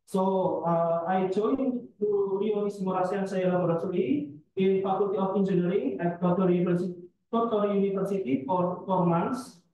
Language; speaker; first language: English; non-native, fluent; Indonesian